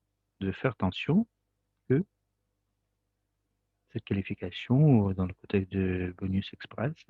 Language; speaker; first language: French; non-native, fluent; Russian